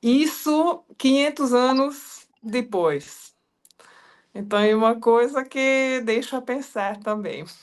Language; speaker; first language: Portuguese; non-native, fluent; Hungarian